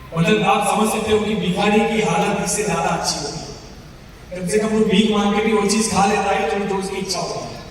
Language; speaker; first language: Hindi; non-native, local second language; Gujarati